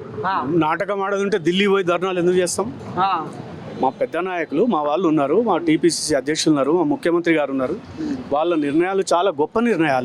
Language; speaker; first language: Telugu; native; Telugu